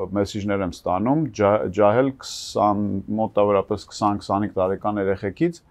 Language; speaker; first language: Armenian; native; Armenian